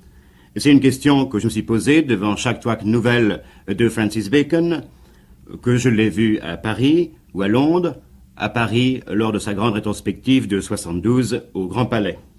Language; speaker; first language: French; native; French